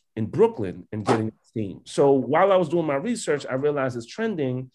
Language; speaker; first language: English; early bilingual, other home language; Haitian Creole